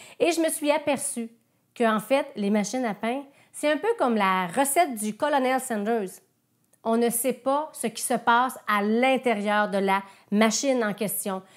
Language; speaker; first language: French; native; French